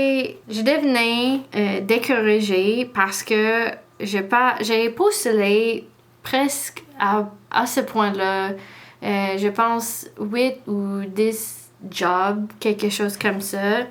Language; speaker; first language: French; non-native, learner; English